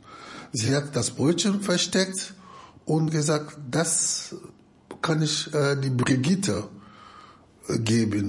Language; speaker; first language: German; non-native, fluent; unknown